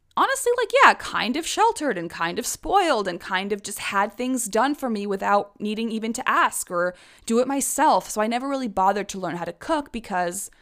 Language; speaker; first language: English; early bilingual, other home language; Czech